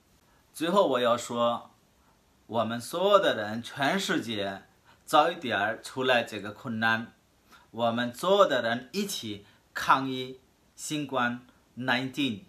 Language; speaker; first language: Chinese; non-native, fluent; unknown